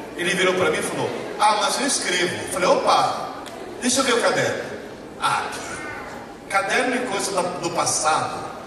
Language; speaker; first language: Portuguese; early bilingual, other home language; Italian